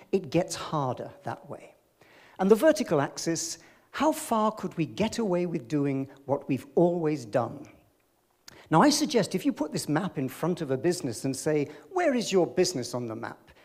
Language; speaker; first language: English; native; English